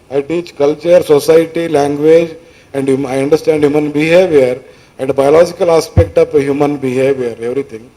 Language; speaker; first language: English; non-native, local second language; Kannada